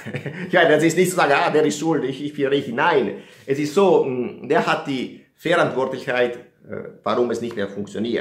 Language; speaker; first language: German; non-native, fluent; Italian